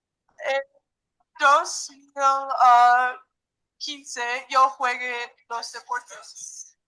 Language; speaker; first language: Spanish; non-native, learner; English